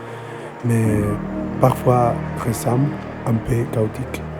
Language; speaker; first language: French; non-native, learner; Spanish